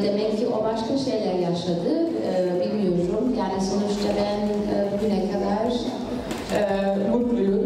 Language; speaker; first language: Turkish; non-native, fluent; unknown